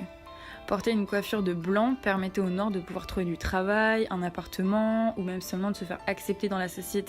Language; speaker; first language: French; native; French